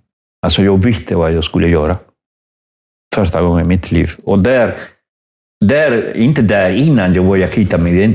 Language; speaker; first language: Swedish; non-native, fluent; Spanish